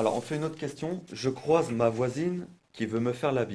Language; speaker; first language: French; native; French